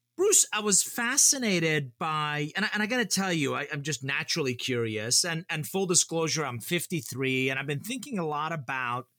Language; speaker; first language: English; early bilingual, other home language; Persian